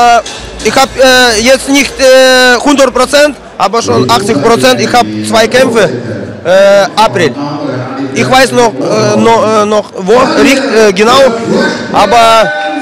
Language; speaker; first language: German; non-native, learner; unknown